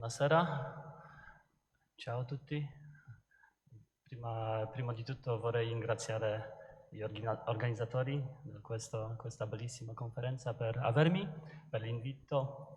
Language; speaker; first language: Italian; non-native, learner; Polish